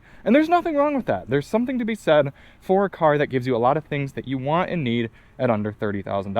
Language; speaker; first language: English; native; English